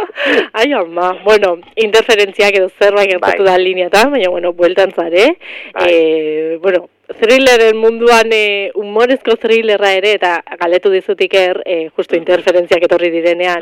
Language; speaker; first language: Basque; native; Basque